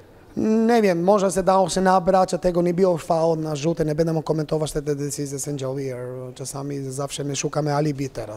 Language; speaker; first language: Polish; non-native, fluent; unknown